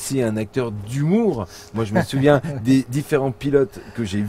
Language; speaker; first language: French; native; French